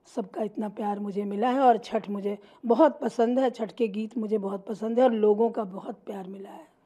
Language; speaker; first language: Hindi; native; Hindi